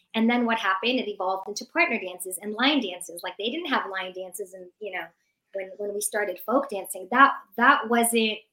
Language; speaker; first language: English; early bilingual, other home language; Persian